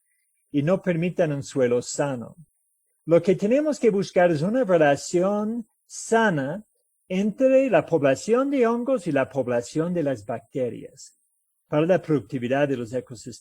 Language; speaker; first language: Spanish; non-native, fluent; English